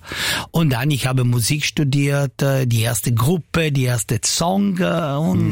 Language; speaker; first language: German; non-native, local second language; Italian